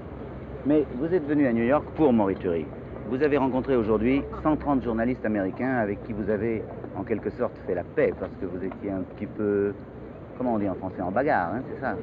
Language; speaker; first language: French; native; French